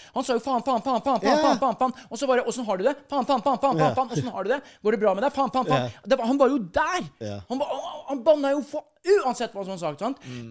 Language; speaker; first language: Norwegian; native; Norwegian